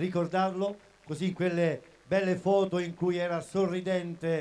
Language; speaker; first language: Italian; native; Italian